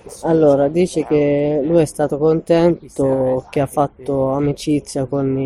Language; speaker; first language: Italian; non-native, fluent; Arabic